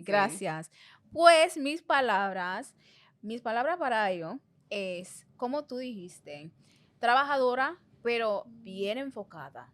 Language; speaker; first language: Spanish; non-native, fluent; English